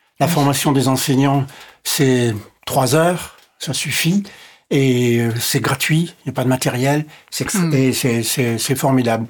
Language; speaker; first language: French; non-native, local second language; English